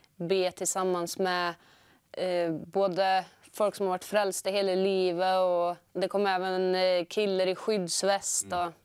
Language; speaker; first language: Swedish; native; Swedish